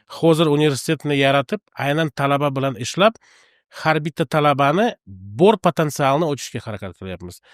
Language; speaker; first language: Uzbek; non-native, local second language; Russian